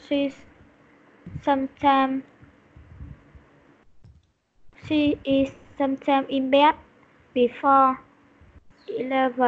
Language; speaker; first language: English; non-native, learner; Vietnamese